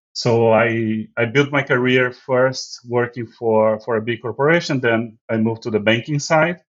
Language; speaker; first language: English; non-native, fluent; Portuguese